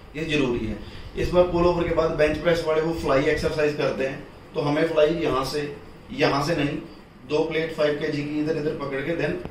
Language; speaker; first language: Hindi; non-native, local second language; Punjabi